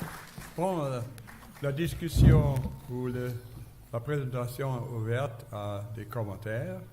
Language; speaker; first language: French; non-native, fluent; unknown